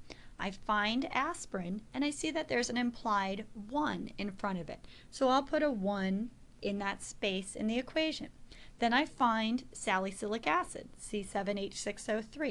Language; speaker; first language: English; native; English